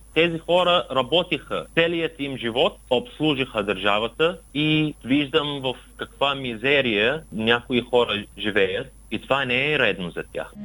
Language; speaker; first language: Bulgarian; non-native, fluent; Arabic